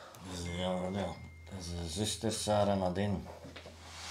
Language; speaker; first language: English; non-native, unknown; Dutch